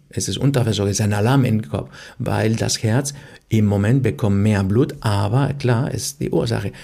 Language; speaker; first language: German; non-native, fluent; Spanish